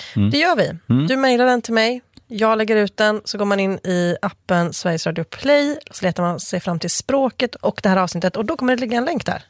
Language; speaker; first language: Swedish; native; Swedish